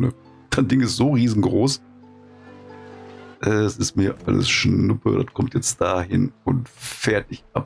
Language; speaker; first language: German; native; German